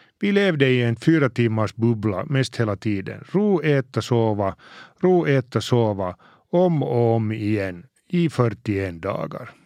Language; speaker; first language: Swedish; native; Swedish